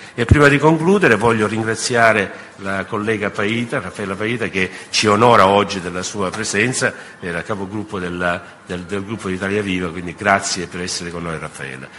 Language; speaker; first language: Italian; native; Italian